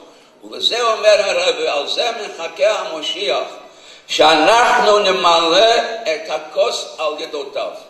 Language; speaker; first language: Hebrew; non-native, fluent; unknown